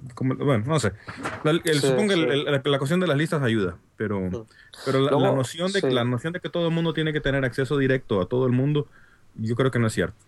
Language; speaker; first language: Spanish; native; Spanish